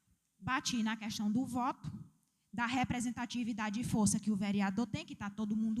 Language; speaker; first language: Portuguese; native; Portuguese